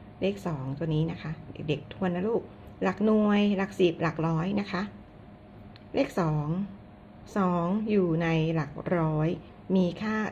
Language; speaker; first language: Thai; native; Thai